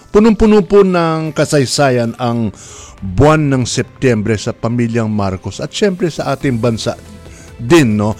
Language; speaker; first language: Filipino; native; Filipino